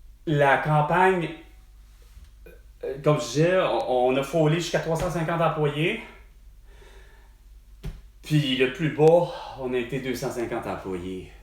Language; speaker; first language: French; native; French